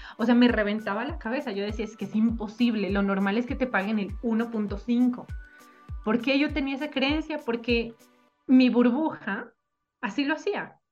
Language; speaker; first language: Spanish; native; Spanish